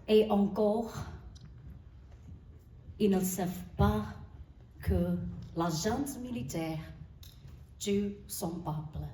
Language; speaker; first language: French; non-native, learner; Burmese